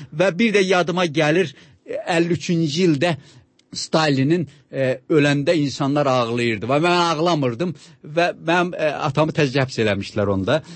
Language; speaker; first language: Azerbaijani; native; Azerbaijani